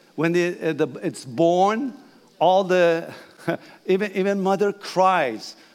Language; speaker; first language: English; non-native, fluent; Persian